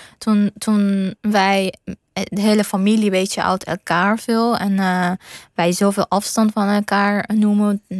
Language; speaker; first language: Dutch; non-native, fluent; Persian